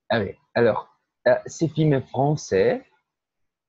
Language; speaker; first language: French; non-native, fluent; Portuguese